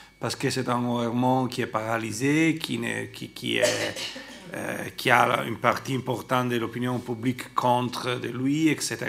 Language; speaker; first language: French; non-native, fluent; Italian